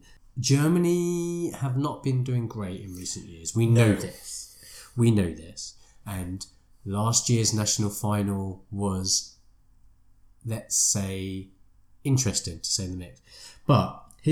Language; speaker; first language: English; native; English